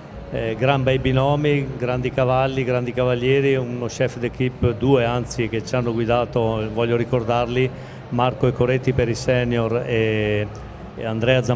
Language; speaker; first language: Italian; native; Italian